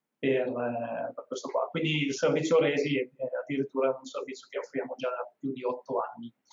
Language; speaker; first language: Italian; non-native, fluent; Dutch